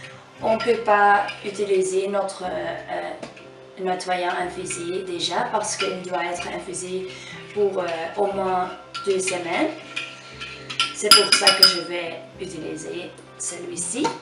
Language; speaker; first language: French; non-native, fluent; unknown